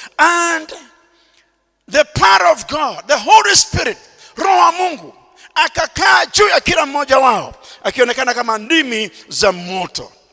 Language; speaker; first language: Swahili; non-native, local second language; Kikuyu